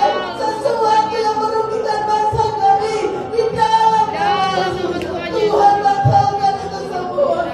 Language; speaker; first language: Indonesian; native; Indonesian